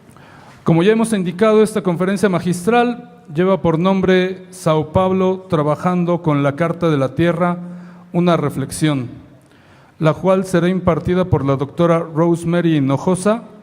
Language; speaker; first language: Spanish; native; Spanish